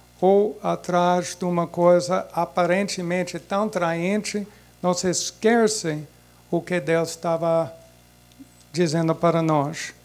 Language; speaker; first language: Portuguese; non-native, fluent; English